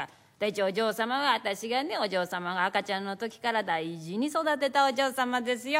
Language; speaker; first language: Japanese; native; Japanese